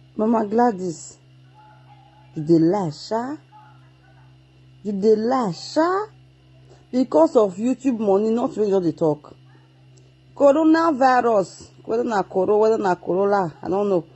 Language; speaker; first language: Nigerian Pidgin; non-native, local second language; Igbo